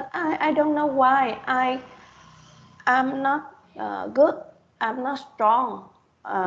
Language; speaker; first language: English; non-native, learner; Vietnamese